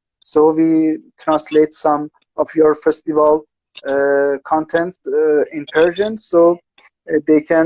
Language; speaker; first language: English; non-native, learner; Persian